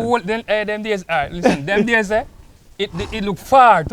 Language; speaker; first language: English; native; English